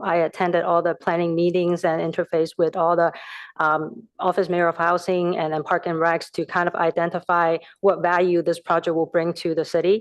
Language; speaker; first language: English; non-native, fluent; Chinese